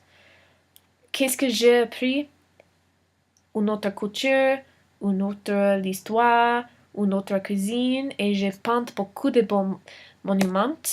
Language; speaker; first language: French; non-native, learner; English